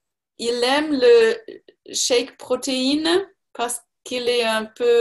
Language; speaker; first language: French; non-native, learner; German